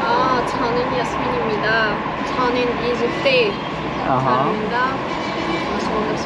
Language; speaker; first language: Korean; non-native, learner; Arabic